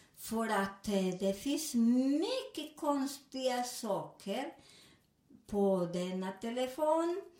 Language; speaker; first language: Swedish; non-native, learner; Spanish